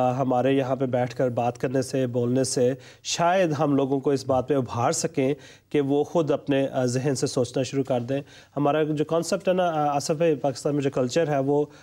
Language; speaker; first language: Urdu; non-native, local second language; Punjabi